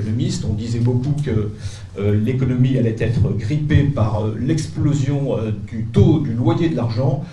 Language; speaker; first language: French; native; French